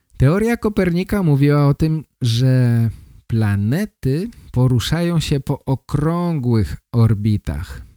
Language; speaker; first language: Polish; native; Polish